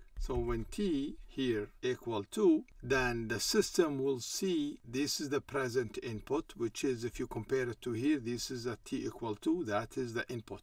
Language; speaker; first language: English; non-native, fluent; Arabic